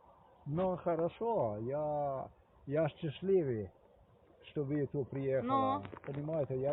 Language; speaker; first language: Russian; non-native, learner; Slovenian